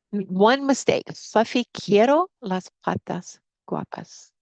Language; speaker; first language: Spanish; non-native, fluent; English